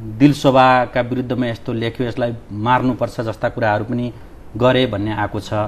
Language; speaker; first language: Nepali; native; Nepali